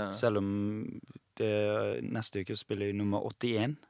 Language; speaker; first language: Norwegian; non-native, fluent; Persian